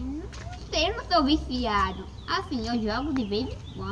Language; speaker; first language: Portuguese; native; Portuguese